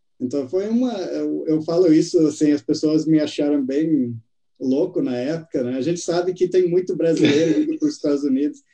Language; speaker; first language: Portuguese; non-native, fluent; English